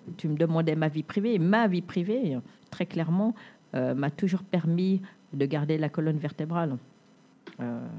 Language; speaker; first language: French; native; French